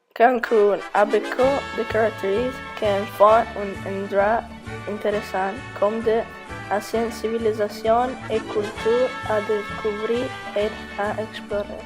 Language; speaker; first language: French; non-native, learner; Spanish